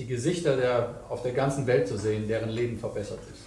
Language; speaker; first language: German; native; German